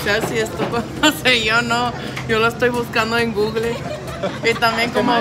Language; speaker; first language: Spanish; non-native, fluent; English